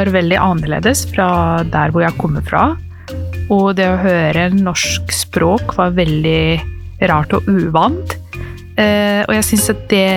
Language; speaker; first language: Norwegian; non-native, fluent; Serbian